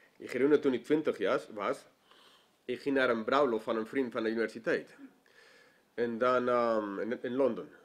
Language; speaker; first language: Dutch; non-native, fluent; English